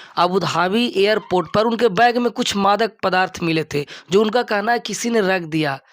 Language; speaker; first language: Hindi; native; Hindi